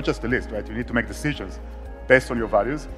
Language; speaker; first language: English; non-native, fluent; Hebrew